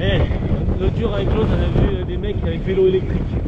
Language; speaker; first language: French; native; French